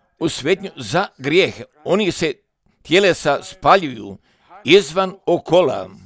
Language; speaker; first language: Croatian; early bilingual, heritage; Croatian